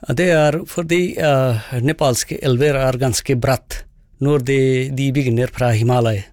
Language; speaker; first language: Norwegian; non-native, fluent; Nepali